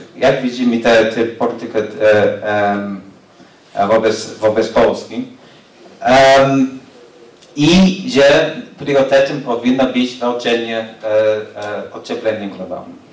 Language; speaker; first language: Polish; non-native, fluent; English